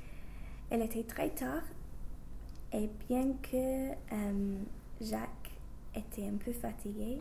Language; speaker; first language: French; non-native, fluent; English